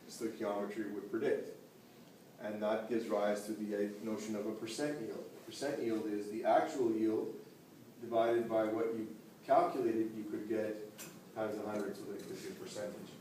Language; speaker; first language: English; native; English